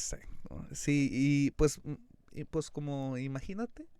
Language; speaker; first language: Spanish; native; Spanish